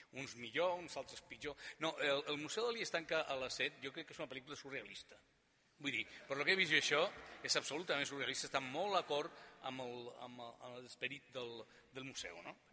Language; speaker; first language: Catalan; non-native, learner; Spanish